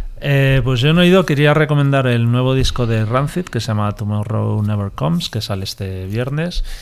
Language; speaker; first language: Spanish; non-native, local second language; Catalan